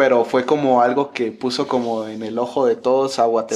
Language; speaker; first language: Spanish; native; Spanish